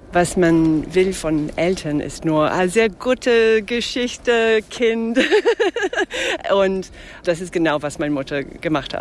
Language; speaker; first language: German; non-native, fluent; English